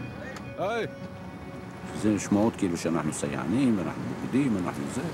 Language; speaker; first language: Hebrew; non-native, fluent; Arabic